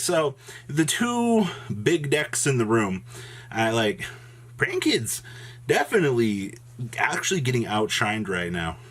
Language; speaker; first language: English; native; English